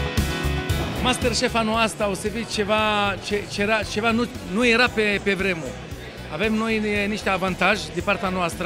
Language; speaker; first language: Romanian; non-native, learner; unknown